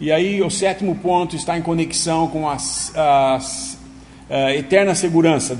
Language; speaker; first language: Portuguese; native; Portuguese